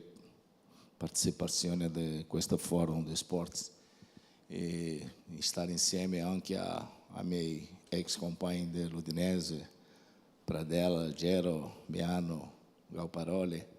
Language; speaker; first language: Italian; non-native, fluent; Portuguese